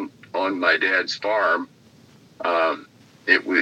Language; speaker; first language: English; native; English